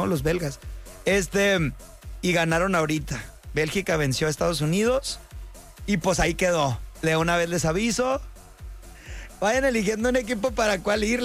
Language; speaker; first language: Spanish; native; Spanish